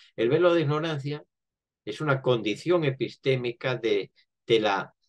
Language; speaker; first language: Spanish; native; Spanish